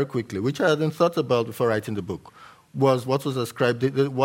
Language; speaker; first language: English; native; English